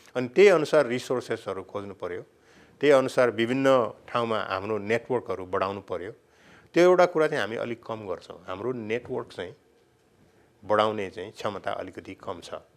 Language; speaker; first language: Nepali; native; Nepali